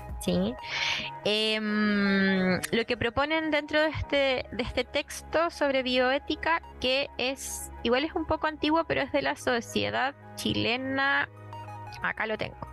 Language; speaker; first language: Spanish; native; Spanish